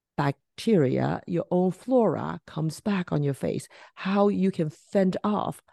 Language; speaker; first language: English; non-native, local second language; Cantonese